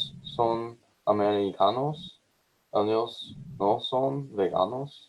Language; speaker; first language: Spanish; non-native, learner; English